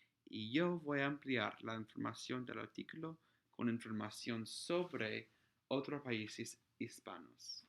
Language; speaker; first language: Spanish; non-native, fluent; English